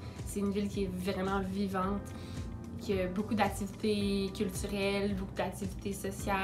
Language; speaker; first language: French; native; French